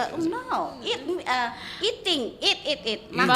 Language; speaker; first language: English; non-native, learner; Indonesian